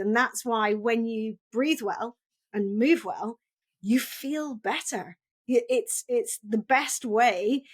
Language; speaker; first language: English; native; English